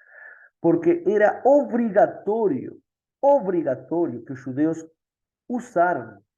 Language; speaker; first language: Portuguese; non-native, fluent; Spanish